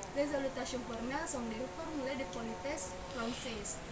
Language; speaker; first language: French; non-native, learner; Indonesian